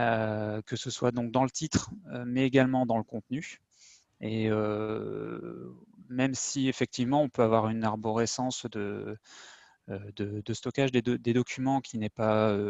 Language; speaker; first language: French; native; French